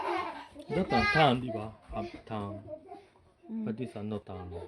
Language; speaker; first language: English; non-native, learner; Japanese